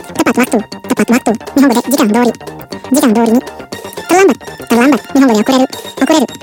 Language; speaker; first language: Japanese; non-native, fluent; Indonesian